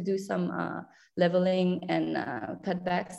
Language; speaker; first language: English; non-native, local second language; French